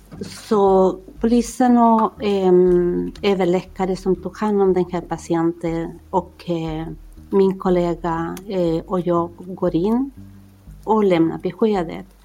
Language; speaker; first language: Swedish; non-native, fluent; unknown